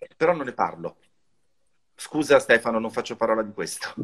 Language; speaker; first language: Italian; native; Italian